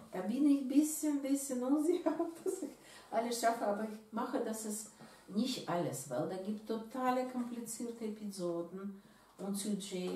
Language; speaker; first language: German; non-native, learner; Russian